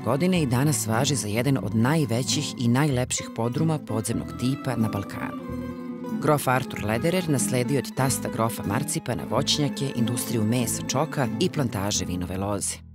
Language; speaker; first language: Serbian; native; Serbian